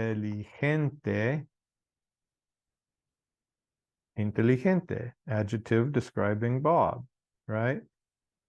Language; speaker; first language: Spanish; non-native, fluent; English